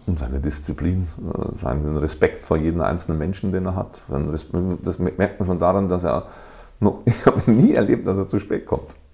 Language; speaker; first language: German; native; German